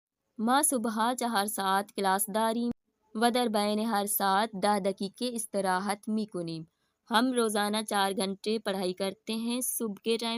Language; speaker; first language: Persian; non-native, fluent; Urdu